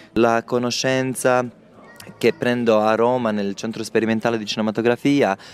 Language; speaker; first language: Italian; non-native, fluent; Bosnian